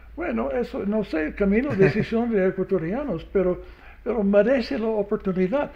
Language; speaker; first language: Spanish; non-native, learner; English